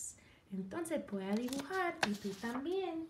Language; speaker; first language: Spanish; non-native, fluent; English